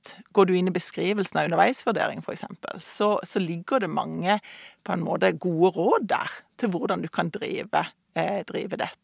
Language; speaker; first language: Norwegian; native; Norwegian